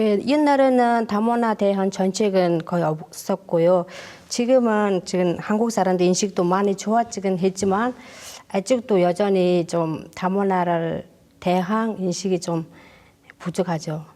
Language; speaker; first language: Korean; non-native, learner; Mongolian